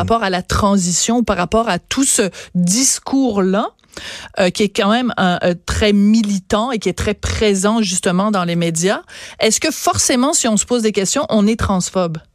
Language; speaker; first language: French; native; French